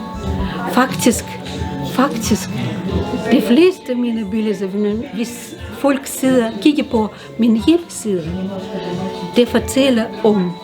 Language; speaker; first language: Danish; non-native, learner; Russian